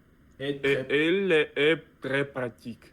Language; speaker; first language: French; non-native, learner; Russian